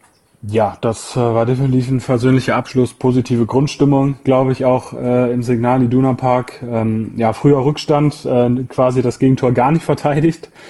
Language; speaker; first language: German; native; German